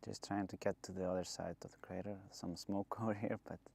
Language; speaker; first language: English; non-native, fluent; Icelandic